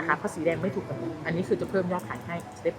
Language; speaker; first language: Thai; native; Thai